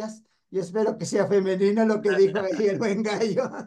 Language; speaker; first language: Spanish; native; Spanish